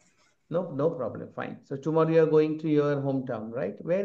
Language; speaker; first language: English; non-native, local second language; Marathi